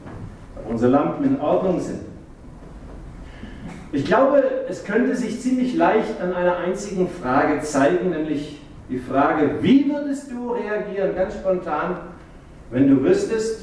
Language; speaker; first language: German; native; German